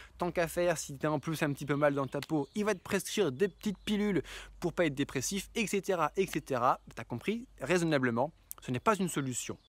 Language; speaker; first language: French; native; French